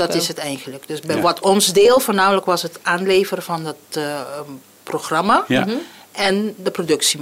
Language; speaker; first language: Dutch; non-native, local second language; Papiamento